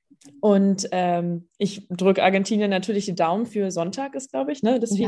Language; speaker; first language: German; native; German